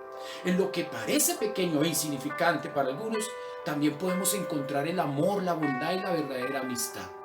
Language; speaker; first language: Spanish; native; Spanish